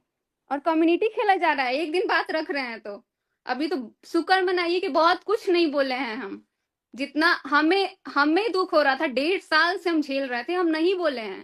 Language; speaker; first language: Hindi; native; Hindi